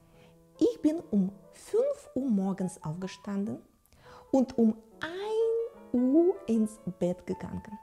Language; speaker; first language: German; non-native, fluent; Russian